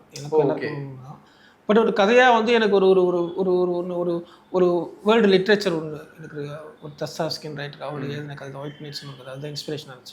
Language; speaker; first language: Tamil; native; Tamil